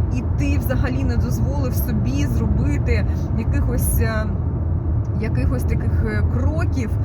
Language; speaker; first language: Ukrainian; non-native, local second language; Russian